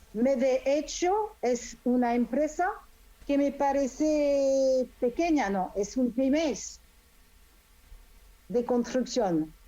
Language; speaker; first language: Spanish; non-native, fluent; French